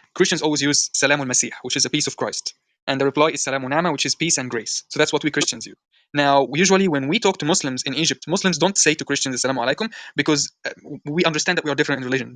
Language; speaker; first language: English; non-native, fluent; Arabic